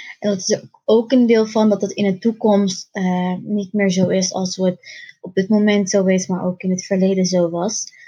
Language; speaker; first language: Dutch; early bilingual, other home language; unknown